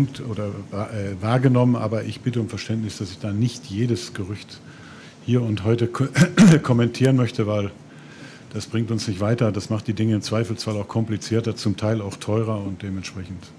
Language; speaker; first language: German; native; German